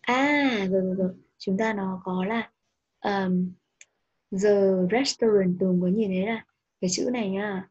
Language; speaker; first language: Vietnamese; native; Vietnamese